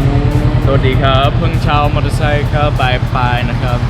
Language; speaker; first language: Thai; non-native, learner; English